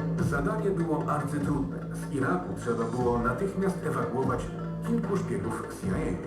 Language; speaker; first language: Polish; native; Polish